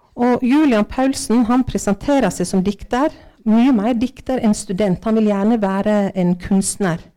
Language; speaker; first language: Norwegian; native; Norwegian